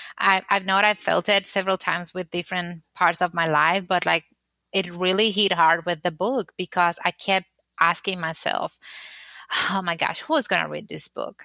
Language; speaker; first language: English; non-native, fluent; Spanish